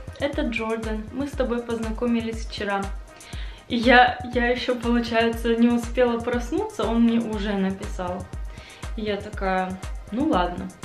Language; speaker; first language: Russian; native; Russian